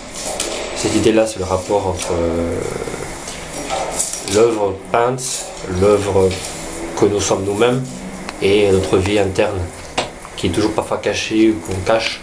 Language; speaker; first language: French; native; French